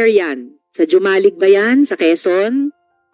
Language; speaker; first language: Filipino; native; Filipino